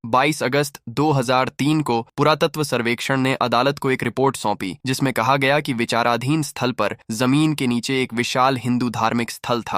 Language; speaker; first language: Hindi; native; Hindi